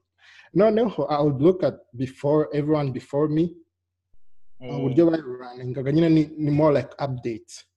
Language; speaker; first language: English; non-native, local second language; Kinyarwanda